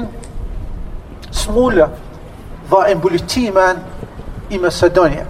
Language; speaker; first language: Danish; non-native, learner; Arabic